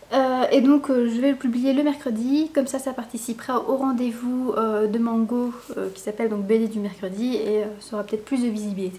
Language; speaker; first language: French; native; French